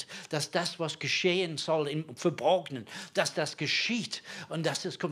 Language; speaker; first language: German; non-native, fluent; English